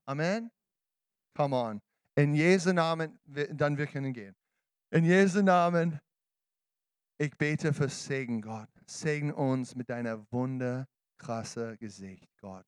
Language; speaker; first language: German; non-native, learner; English